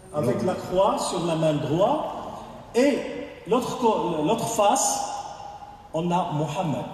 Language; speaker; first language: French; non-native, local second language; Arabic